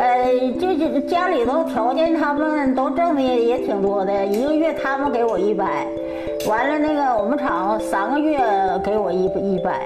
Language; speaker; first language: Chinese; native; Chinese